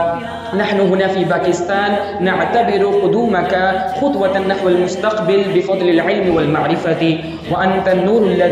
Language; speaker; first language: Arabic; non-native, fluent; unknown